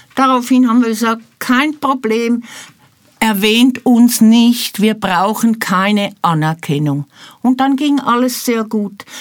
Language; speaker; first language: German; native; German